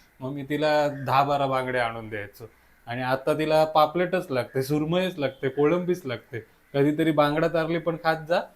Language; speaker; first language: Marathi; native; Marathi